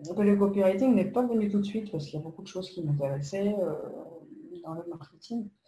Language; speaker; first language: French; non-native, fluent; Polish